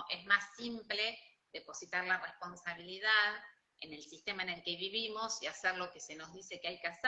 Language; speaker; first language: Spanish; native; Spanish